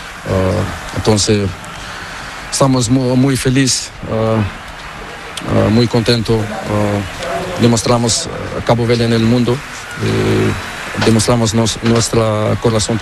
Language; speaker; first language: Spanish; non-native, learner; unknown